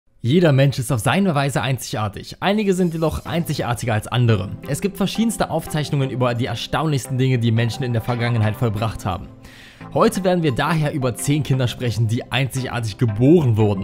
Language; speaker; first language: German; native; German